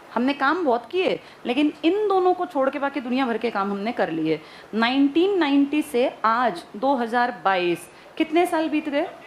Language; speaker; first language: Hindi; native; Hindi